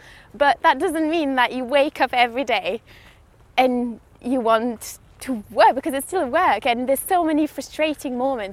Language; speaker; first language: English; non-native, fluent; French